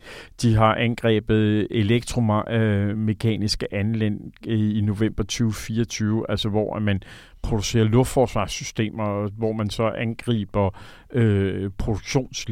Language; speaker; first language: Danish; native; Danish